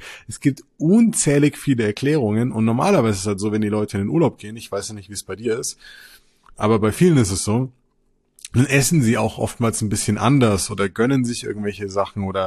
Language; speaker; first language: German; native; German